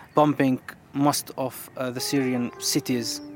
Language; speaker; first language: English; non-native, fluent; Arabic